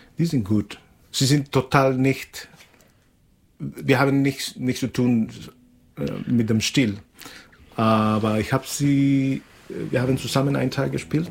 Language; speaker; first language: German; non-native, fluent; Spanish